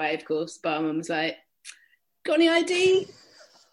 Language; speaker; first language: English; native; English